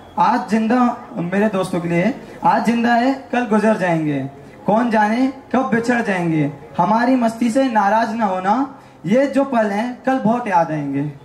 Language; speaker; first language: Hindi; native; Hindi